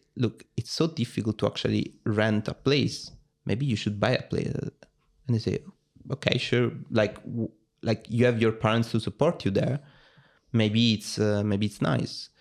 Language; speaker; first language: English; non-native, fluent; Italian